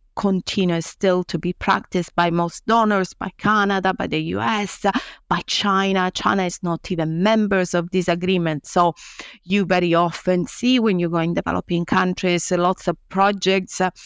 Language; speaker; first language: English; non-native, fluent; Italian